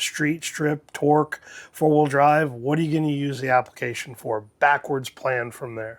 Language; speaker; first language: English; native; English